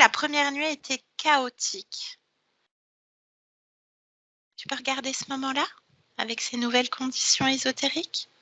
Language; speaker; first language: French; native; French